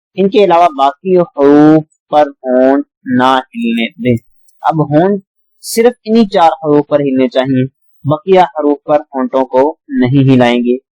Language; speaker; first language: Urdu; native; Urdu